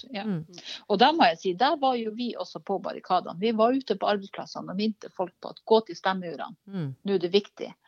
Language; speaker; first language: Norwegian; native; Norwegian